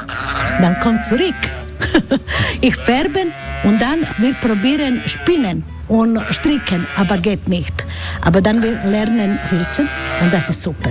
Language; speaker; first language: German; non-native, learner; Croatian